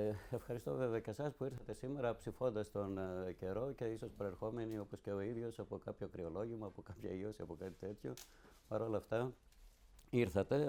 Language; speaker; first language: Greek; native; Greek